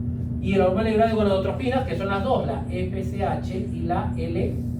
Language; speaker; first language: Spanish; native; Spanish